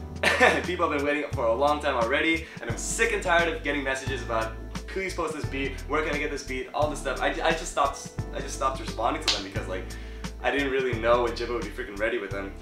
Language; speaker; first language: English; native; English